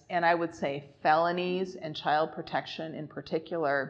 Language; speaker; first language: English; native; English